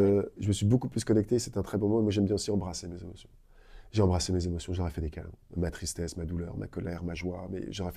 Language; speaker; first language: French; native; French